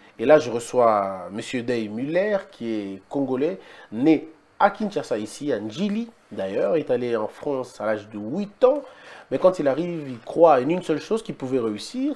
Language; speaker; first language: French; non-native, local second language; Lingala